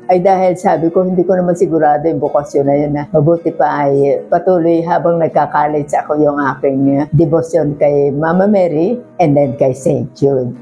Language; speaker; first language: Filipino; native; Filipino